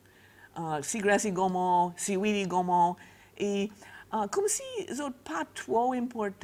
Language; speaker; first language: Haitian Creole; non-native, fluent; English